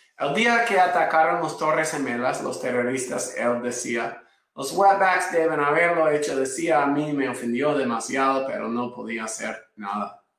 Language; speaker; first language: Spanish; non-native, fluent; English